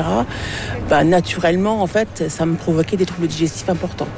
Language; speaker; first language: French; native; French